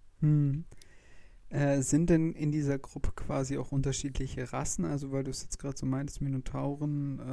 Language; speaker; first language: German; native; German